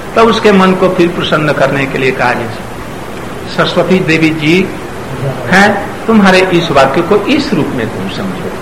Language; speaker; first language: Hindi; non-native, local second language; Bangla